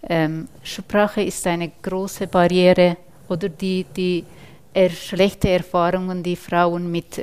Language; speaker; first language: German; non-native, fluent; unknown